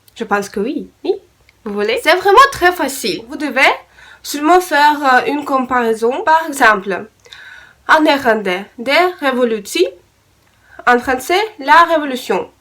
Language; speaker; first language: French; non-native, learner; Russian